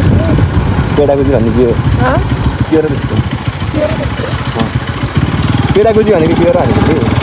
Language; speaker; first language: Nepali; native; Nepali